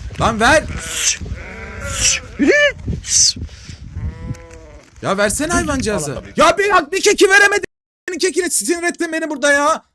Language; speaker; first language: Turkish; native; Turkish